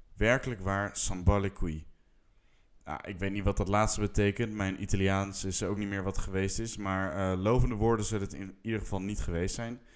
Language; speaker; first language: English; non-native, fluent; Dutch